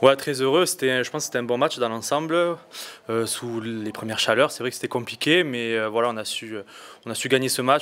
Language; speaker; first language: French; native; French